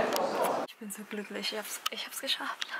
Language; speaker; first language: German; early bilingual, other home language; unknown